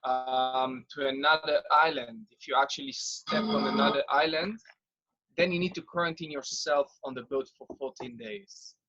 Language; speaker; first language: English; non-native, fluent; Hebrew